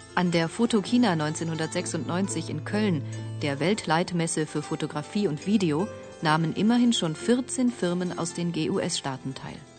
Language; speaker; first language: German; native; German